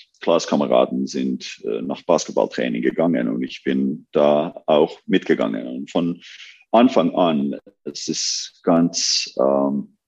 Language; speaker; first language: German; non-native, learner; Finnish